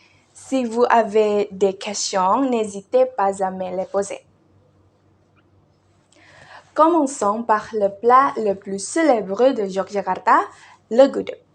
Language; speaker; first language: French; non-native, learner; Indonesian